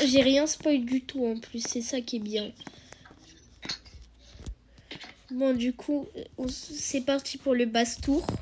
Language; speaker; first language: French; native; French